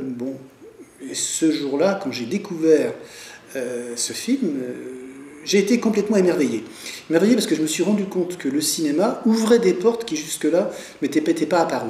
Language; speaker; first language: French; native; French